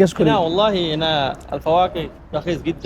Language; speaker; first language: Arabic; native; Arabic